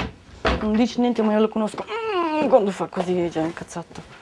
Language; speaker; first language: Italian; non-native, fluent; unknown